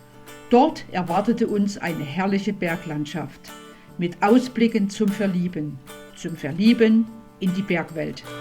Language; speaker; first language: German; native; German